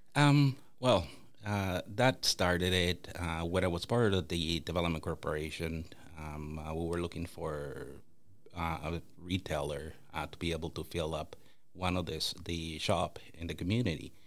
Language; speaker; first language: English; non-native, fluent; Spanish